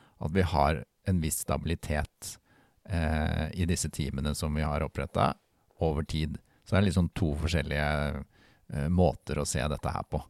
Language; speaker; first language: Norwegian; native; Norwegian